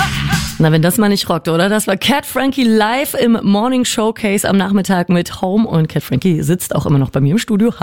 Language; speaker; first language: German; native; German